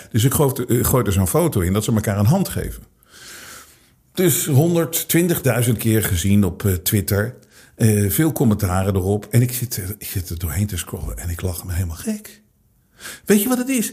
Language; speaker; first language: Dutch; native; Dutch